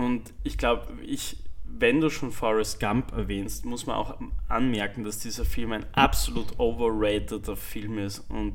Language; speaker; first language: German; native; German